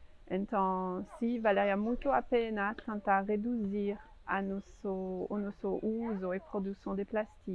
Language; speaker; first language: Portuguese; non-native, fluent; French